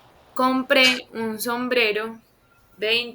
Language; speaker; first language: Spanish; non-native, fluent; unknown